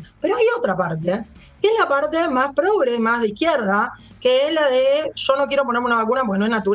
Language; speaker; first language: Spanish; native; Spanish